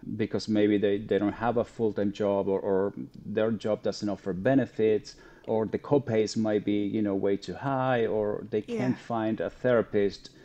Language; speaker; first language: English; non-native, fluent; Spanish